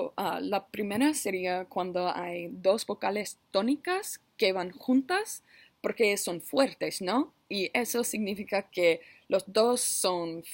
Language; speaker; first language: Spanish; non-native, learner; English